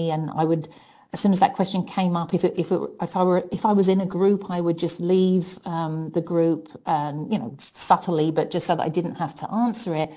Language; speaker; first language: English; native; English